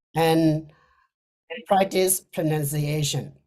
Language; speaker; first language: English; non-native, fluent; Burmese